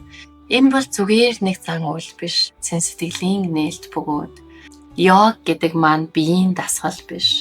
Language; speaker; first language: Mongolian; native; Mongolian